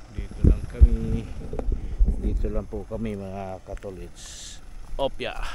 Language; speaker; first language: Filipino; non-native, local second language; Cebuano